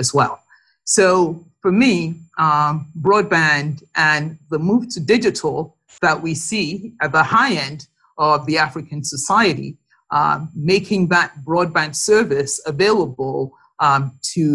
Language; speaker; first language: English; non-native, local second language; Yoruba